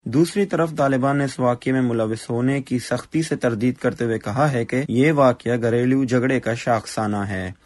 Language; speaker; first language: Urdu; non-native, local second language; Baluchi